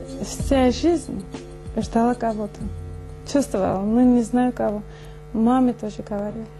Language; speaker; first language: Russian; non-native, local second language; Georgian